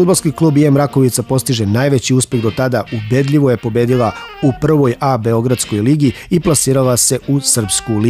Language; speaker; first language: Serbian; native; Serbian